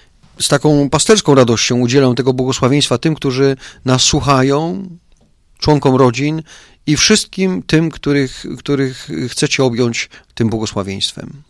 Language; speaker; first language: Polish; native; Polish